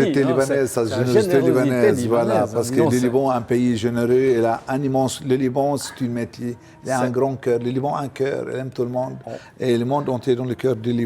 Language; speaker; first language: French; non-native, local second language; Arabic